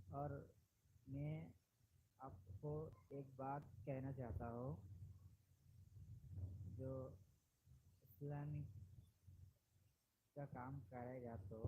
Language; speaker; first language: Hindi; non-native, learner; Bangla